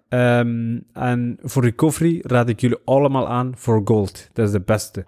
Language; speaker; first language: Dutch; early bilingual, other home language; Somali